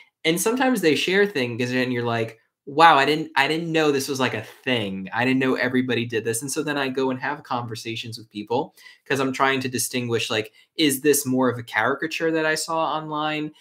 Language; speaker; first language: English; native; English